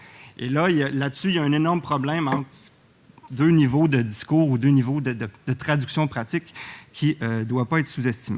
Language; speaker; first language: French; native; French